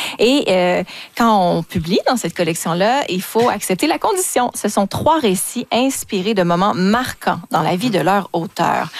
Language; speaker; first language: French; native; French